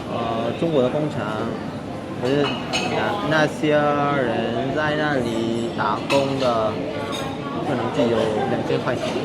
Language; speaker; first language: Chinese; non-native, fluent; Vietnamese